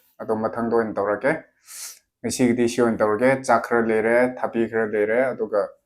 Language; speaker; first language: Manipuri; non-native, local second language; Tangkhul Naga (India)